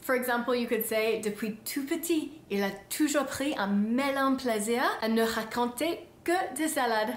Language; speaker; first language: French; non-native, fluent; English